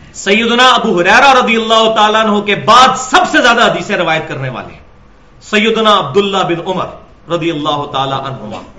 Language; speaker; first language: Urdu; non-native, local second language; Punjabi